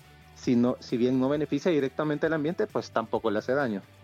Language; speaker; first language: Spanish; native; Spanish